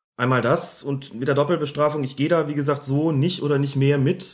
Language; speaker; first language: German; native; German